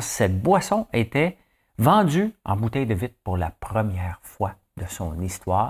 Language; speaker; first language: French; native; French